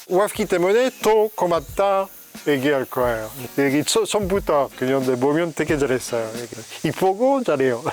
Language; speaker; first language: Korean; non-native, learner; French